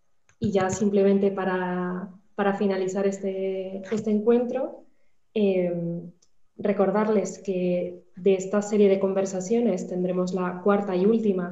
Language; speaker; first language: Spanish; native; Spanish